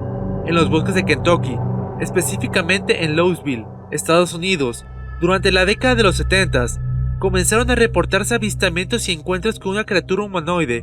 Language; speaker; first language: Spanish; native; Spanish